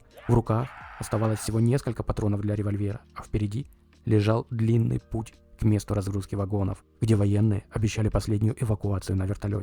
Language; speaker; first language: Russian; native; Russian